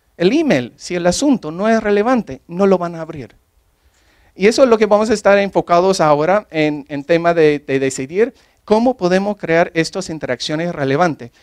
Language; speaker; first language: Spanish; non-native, fluent; English